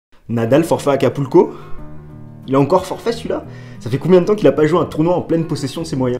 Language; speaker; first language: French; native; French